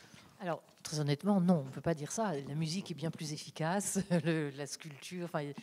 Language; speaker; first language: French; native; French